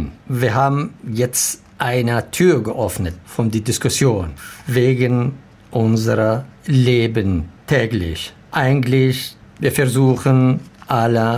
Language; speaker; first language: German; non-native, learner; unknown